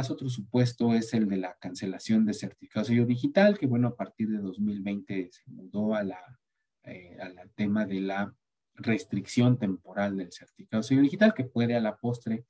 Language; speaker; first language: Spanish; native; Spanish